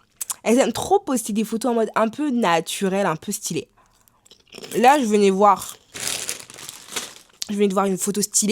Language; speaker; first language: French; native; French